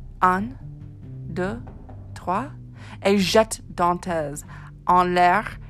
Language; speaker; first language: French; non-native, fluent; English